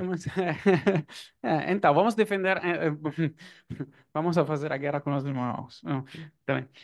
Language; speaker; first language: Portuguese; non-native, fluent; Italian